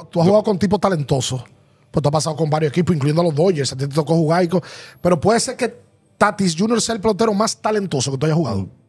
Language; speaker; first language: Spanish; native; Spanish